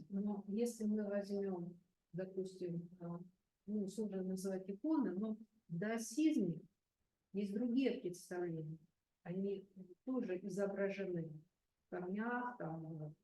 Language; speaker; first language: Russian; native; Russian